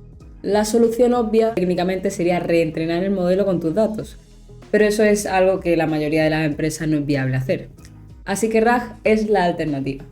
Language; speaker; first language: Spanish; native; Spanish